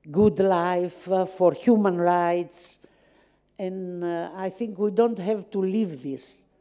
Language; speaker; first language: English; non-native, fluent; Greek